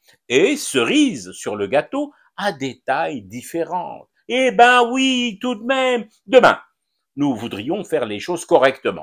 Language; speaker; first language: French; non-native, local second language; Arabic